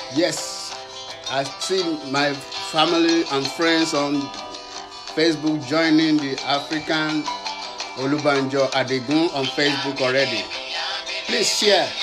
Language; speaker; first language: English; non-native, local second language; Yoruba